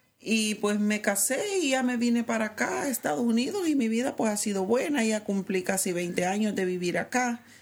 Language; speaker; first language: Spanish; native; Spanish